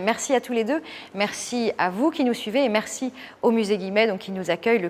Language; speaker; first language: French; native; French